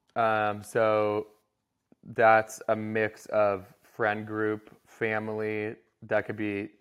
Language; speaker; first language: English; native; English